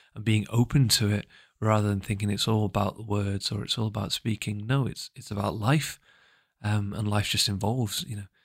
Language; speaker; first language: English; native; English